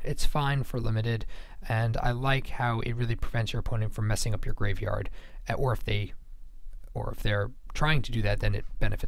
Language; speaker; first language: English; native; English